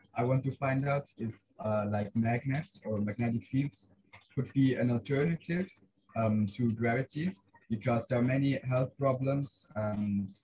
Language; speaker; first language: English; non-native, fluent; Swiss German